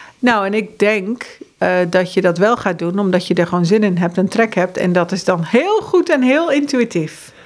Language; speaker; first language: Dutch; early bilingual, heritage; Dutch